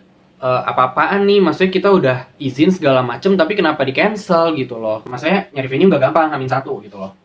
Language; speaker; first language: Indonesian; native; Indonesian